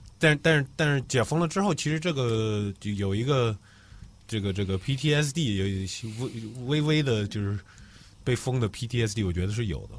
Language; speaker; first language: Chinese; non-native, fluent; English